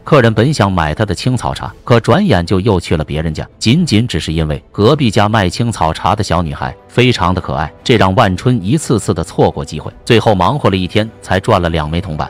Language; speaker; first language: Chinese; native; Chinese